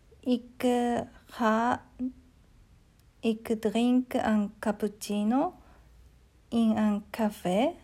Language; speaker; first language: Dutch; non-native, learner; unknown